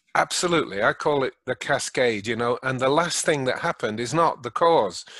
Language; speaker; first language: English; native; English